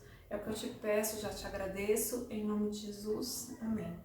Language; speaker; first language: Portuguese; native; Portuguese